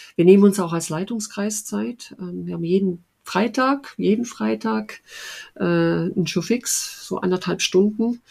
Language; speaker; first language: German; native; German